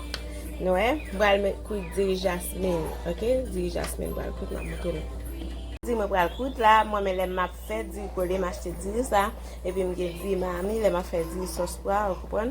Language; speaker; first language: French; non-native, learner; Haitian Creole